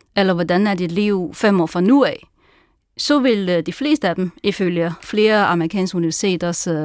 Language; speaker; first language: Danish; non-native, fluent; Chinese